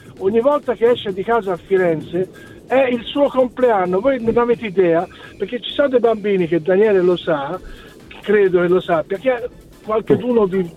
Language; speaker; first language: Italian; native; Italian